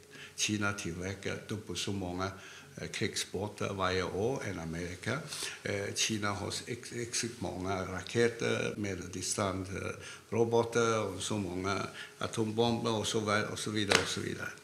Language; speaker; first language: Swedish; non-native, fluent; Cantonese